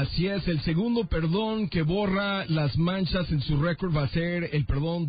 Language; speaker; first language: Spanish; native; Spanish